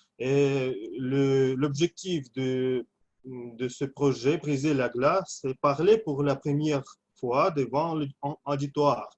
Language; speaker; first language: French; non-native, fluent; Russian